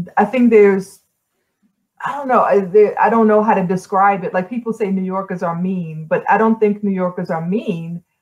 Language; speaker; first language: English; native; English